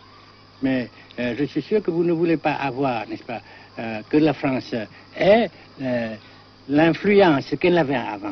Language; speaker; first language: French; non-native, local second language; Vietnamese